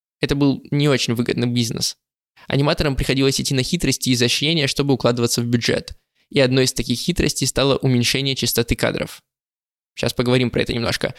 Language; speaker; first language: Russian; native; Russian